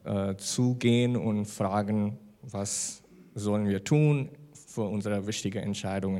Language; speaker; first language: German; non-native, learner; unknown